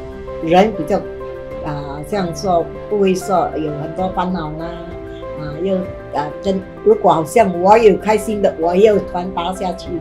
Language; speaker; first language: Chinese; non-native, local second language; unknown